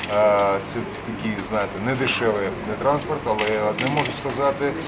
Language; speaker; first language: Ukrainian; native; Ukrainian